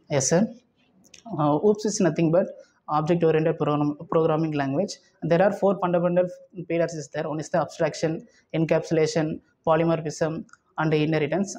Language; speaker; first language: English; non-native, local second language; Tamil